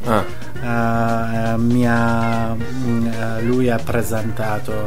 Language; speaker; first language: Italian; non-native, learner; Persian